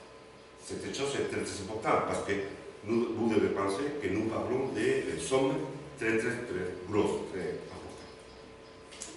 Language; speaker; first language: French; non-native, learner; Spanish